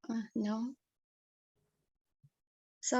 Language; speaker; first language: English; non-native, learner; Indonesian